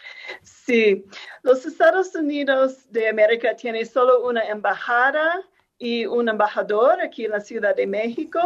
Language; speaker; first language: Spanish; non-native, fluent; English